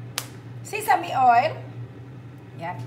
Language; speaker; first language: English; non-native, local second language; Filipino